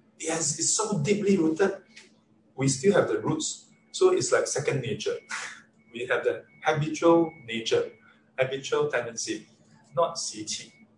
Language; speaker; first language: English; non-native, local second language; Chinese